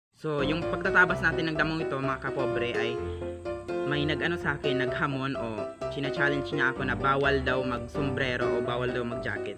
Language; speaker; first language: Filipino; non-native, local second language; Waray